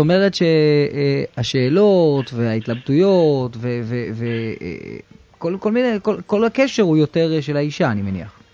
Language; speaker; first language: Hebrew; native; Hebrew